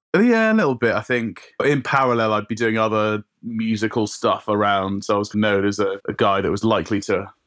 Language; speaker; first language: English; native; English